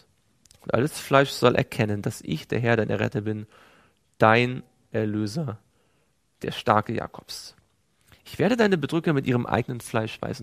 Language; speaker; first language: German; native; German